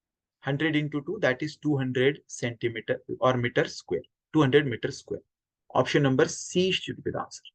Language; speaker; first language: English; non-native, local second language; Hindi